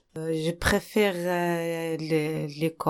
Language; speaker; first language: French; non-native, learner; Arabic